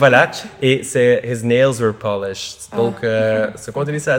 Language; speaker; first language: French; non-native, learner; Dutch